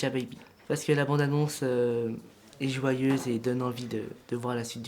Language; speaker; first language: French; native; French